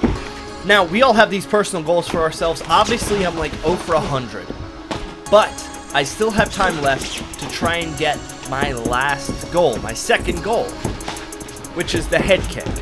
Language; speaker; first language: English; native; English